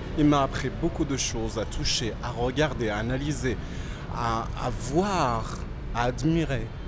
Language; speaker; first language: French; non-native, local second language; Berber languages